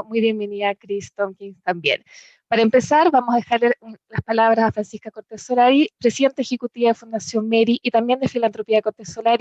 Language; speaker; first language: Spanish; native; Spanish